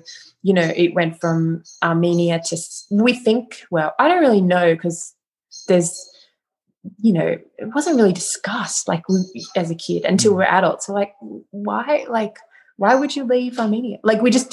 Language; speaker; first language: English; native; English